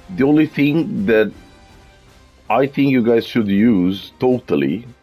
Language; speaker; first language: English; non-native, fluent; Portuguese